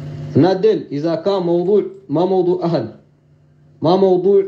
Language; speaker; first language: Arabic; native; Arabic